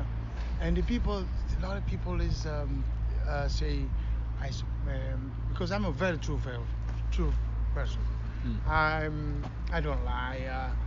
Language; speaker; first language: English; non-native, learner; Kabuverdianu